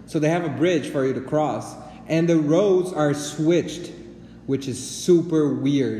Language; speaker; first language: English; non-native, fluent; Portuguese